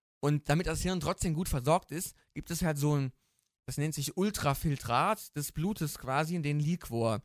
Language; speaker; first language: German; native; German